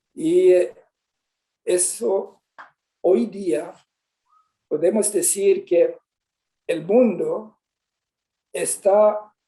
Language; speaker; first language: Spanish; non-native, fluent; Swedish